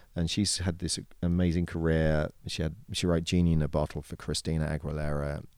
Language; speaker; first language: English; native; English